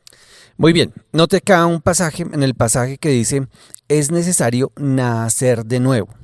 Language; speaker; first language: Spanish; native; Spanish